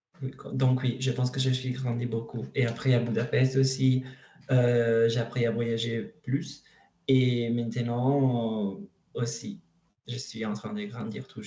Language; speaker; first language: French; non-native, learner; Italian